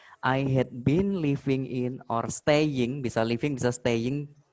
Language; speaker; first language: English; non-native, fluent; Indonesian